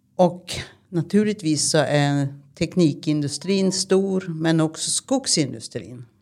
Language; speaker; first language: Swedish; native; Swedish